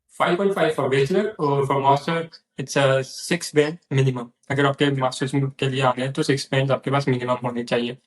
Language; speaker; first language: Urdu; non-native, local second language; Northern Hindko